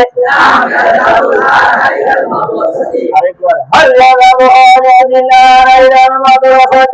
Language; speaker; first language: Arabic; non-native, fluent; Bangla